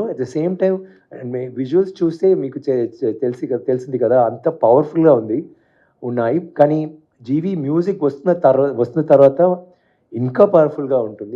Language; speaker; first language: Telugu; non-native, fluent; Tamil